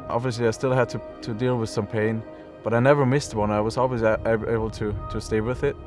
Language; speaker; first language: English; non-native, fluent; German